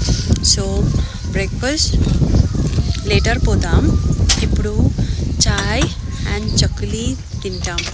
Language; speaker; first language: Telugu; non-native, learner; Kannada